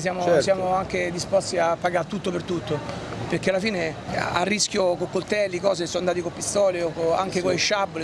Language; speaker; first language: Italian; native; Italian